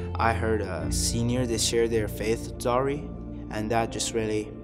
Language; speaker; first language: English; non-native, fluent; Chinese